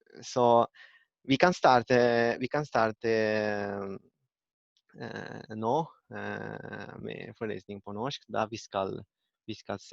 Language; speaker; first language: Norwegian; non-native, learner; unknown